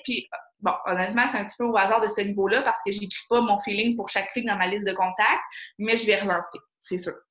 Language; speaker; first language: French; native; French